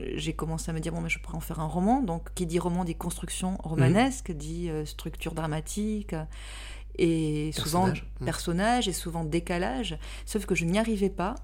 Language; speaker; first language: French; native; French